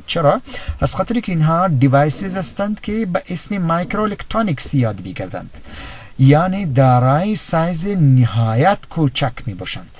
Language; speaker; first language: Persian; native; Persian